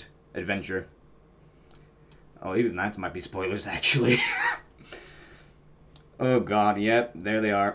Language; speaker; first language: English; native; English